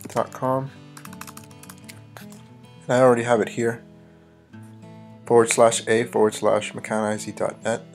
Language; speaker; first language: English; native; English